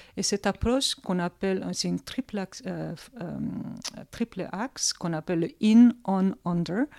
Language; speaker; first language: French; early bilingual, other home language; Korean